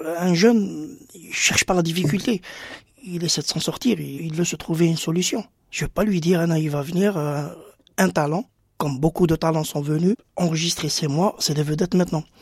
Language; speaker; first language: French; non-native, local second language; Arabic